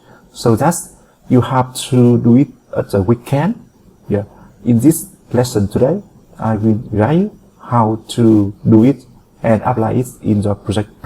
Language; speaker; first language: English; non-native, fluent; Vietnamese